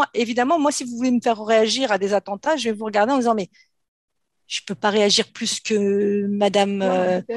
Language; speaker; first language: French; native; French